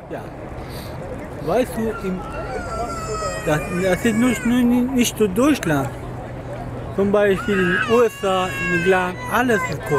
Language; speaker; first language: German; non-native, learner; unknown